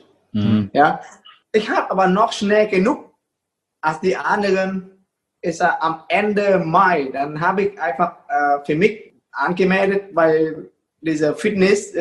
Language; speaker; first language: German; non-native, fluent; Vietnamese